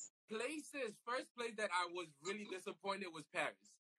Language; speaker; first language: English; non-native, fluent; Haitian Creole